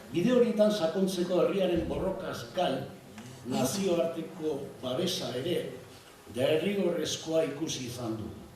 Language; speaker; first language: Basque; native; Basque